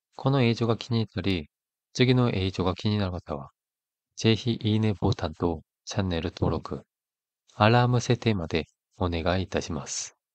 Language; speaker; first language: Japanese; non-native, fluent; Korean